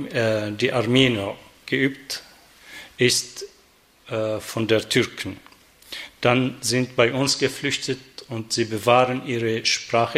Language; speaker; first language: German; non-native, fluent; Arabic